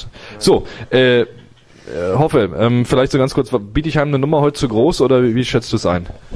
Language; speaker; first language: German; native; German